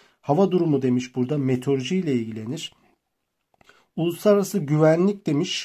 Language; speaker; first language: Turkish; native; Turkish